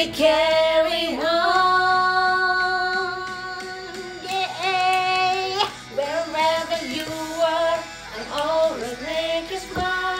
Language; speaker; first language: English; non-native, learner; Indonesian